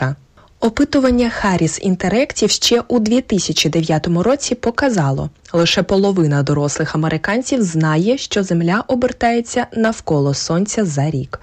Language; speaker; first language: Ukrainian; native; Ukrainian